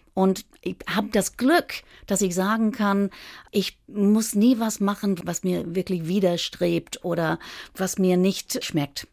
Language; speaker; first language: German; non-native, fluent; English